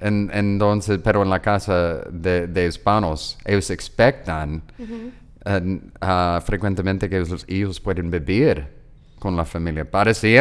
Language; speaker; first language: Spanish; non-native, learner; English